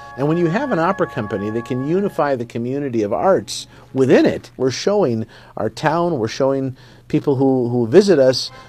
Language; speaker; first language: English; native; English